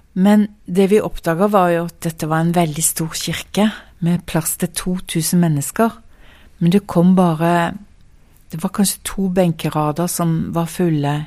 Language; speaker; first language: Norwegian; early bilingual, heritage; Norwegian